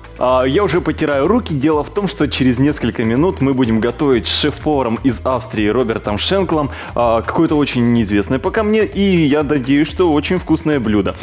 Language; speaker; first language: Russian; native; Russian